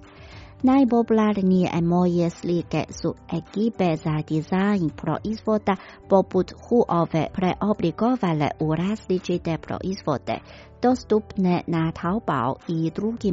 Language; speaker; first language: Croatian; non-native, fluent; Chinese